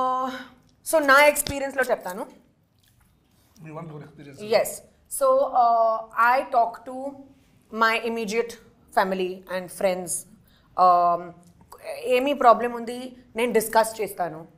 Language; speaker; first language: Telugu; non-native, local second language; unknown